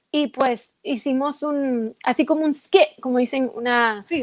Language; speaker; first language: Spanish; early bilingual, heritage; Spanish